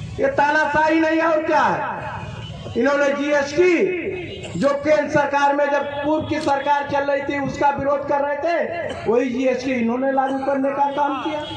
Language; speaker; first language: Hindi; native; Hindi